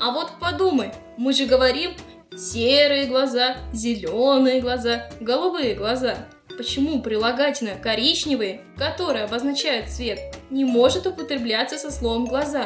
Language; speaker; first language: Russian; native; Russian